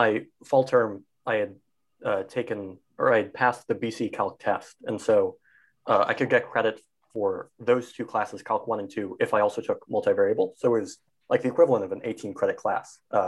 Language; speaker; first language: English; native; English